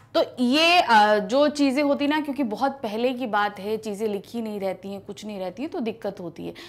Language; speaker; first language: Hindi; native; Hindi